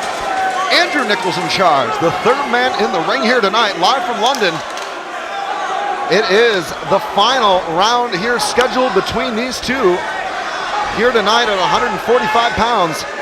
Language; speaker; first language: English; native; English